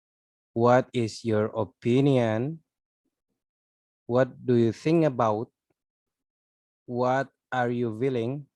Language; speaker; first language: English; non-native, learner; Indonesian